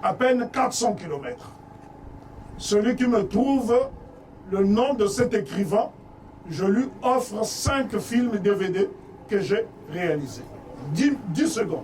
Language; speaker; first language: French; non-native, local second language; Kongo